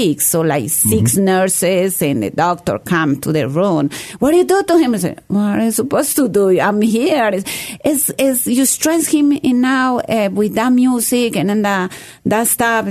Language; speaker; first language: English; non-native, learner; Spanish